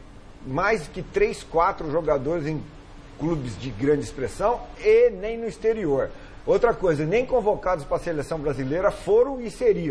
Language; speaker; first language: Portuguese; native; Portuguese